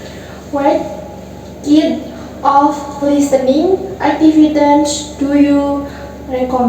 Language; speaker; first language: English; non-native, learner; Indonesian